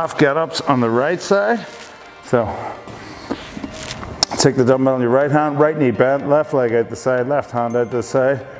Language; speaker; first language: English; native; English